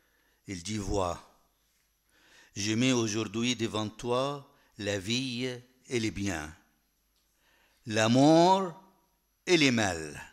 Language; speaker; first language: French; non-native, fluent; Arabic